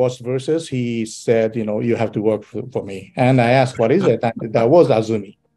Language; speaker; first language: English; non-native, fluent; Japanese